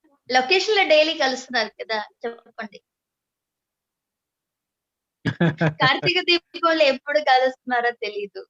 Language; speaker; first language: Telugu; non-native, learner; Malayalam